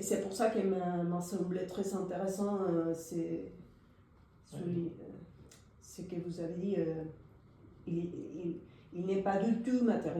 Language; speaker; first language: French; non-native, fluent; Spanish